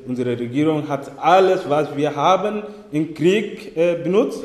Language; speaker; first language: German; non-native, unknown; Arabic